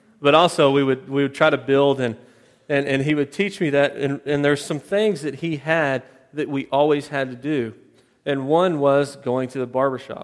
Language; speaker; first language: English; native; English